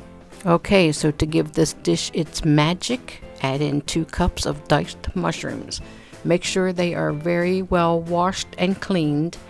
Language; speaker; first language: English; native; English